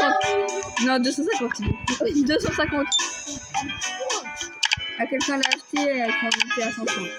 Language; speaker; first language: French; native; French